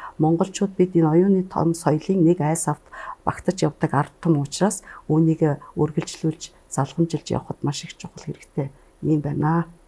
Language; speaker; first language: Mongolian; native; Mongolian